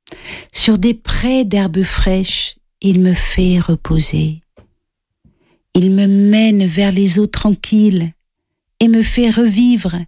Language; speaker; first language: French; native; French